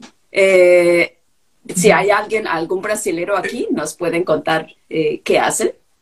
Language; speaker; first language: Spanish; native; Spanish